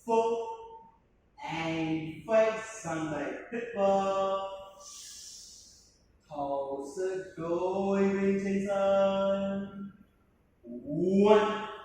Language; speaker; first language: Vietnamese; non-native, learner; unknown